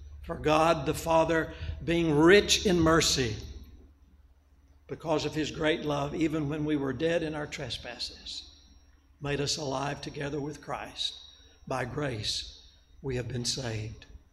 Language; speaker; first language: English; native; English